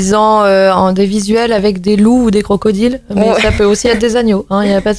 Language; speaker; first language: French; native; French